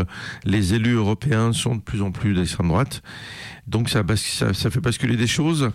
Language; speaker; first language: French; native; French